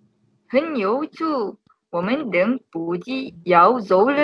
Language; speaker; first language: Chinese; non-native, learner; Malay